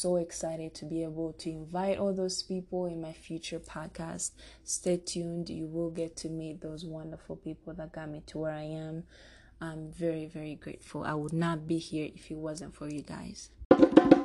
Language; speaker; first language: English; non-native, local second language; Kinyarwanda